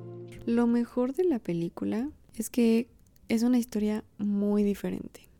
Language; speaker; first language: Spanish; native; Spanish